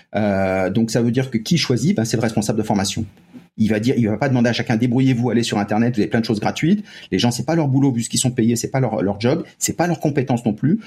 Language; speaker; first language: French; native; French